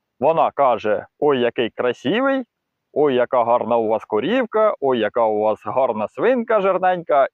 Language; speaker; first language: Ukrainian; non-native, local second language; Russian